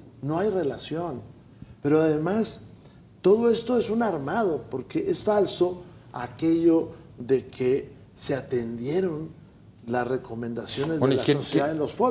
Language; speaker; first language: Spanish; native; Spanish